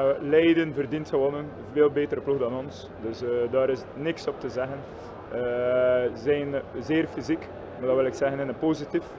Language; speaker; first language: Dutch; non-native, local second language; French